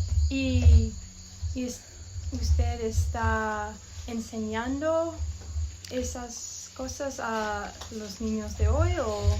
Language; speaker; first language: Spanish; non-native, learner; English